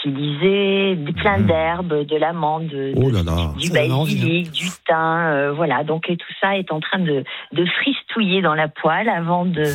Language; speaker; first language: French; native; French